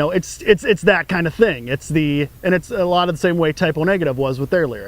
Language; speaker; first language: English; native; English